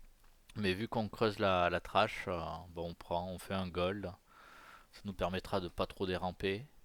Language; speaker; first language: French; native; French